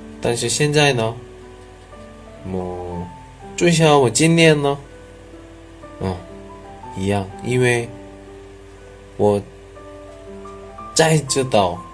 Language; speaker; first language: Chinese; non-native, learner; Korean